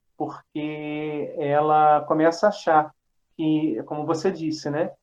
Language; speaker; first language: Portuguese; native; Portuguese